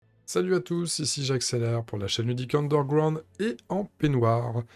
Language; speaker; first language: French; native; French